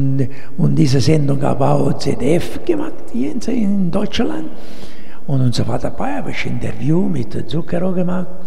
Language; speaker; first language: German; non-native, fluent; Italian